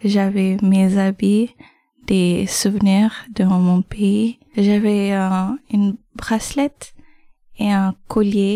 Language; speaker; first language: French; non-native, learner; English